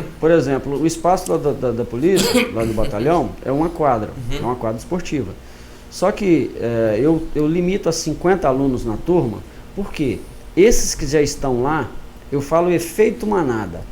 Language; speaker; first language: Portuguese; native; Portuguese